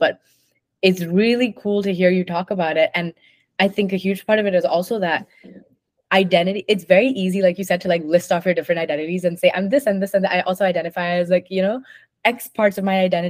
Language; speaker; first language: English; non-native, local second language; Hindi